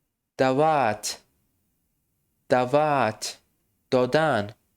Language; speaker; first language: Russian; non-native, fluent; Tajik